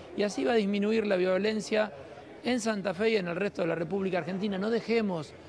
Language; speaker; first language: Spanish; native; Spanish